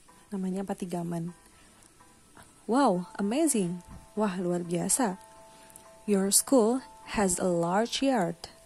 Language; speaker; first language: English; non-native, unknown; Indonesian